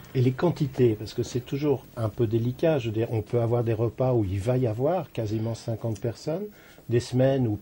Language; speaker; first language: French; native; French